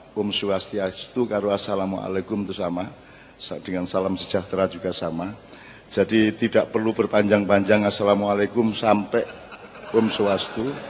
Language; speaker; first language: Indonesian; non-native, local second language; Javanese